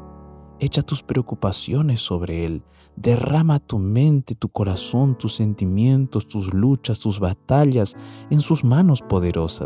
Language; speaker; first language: Spanish; native; Spanish